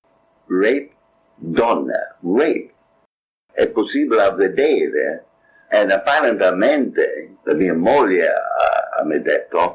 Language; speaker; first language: Italian; non-native, fluent; English